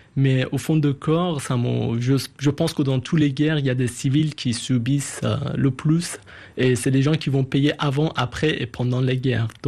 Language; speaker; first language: French; non-native, fluent; Persian